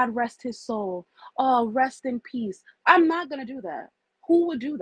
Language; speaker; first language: English; native; English